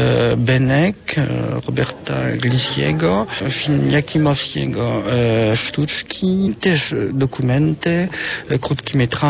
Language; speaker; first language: Polish; early bilingual, heritage; French